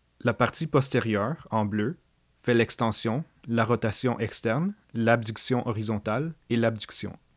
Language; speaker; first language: French; native; French